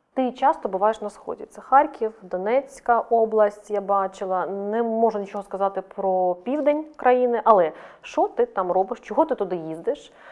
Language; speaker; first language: Ukrainian; native; Ukrainian